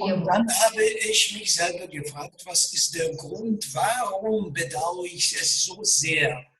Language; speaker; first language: German; non-native, fluent; Russian